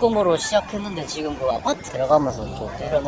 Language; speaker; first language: Korean; native; Korean